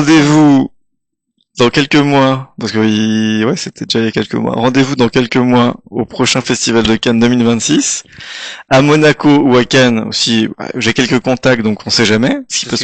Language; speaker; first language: French; native; French